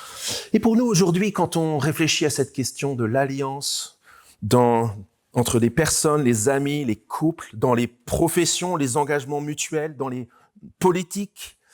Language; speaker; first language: French; native; French